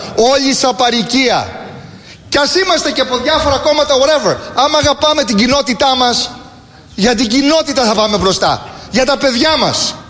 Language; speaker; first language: Greek; early bilingual, heritage; Greek